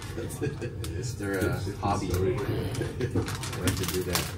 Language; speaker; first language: English; non-native, learner; Korean